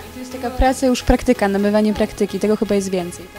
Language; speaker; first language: Polish; native; Polish